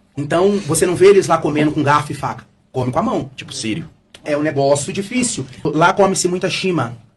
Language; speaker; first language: Portuguese; native; Portuguese